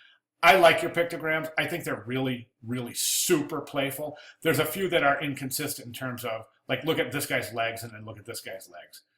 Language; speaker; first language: English; native; English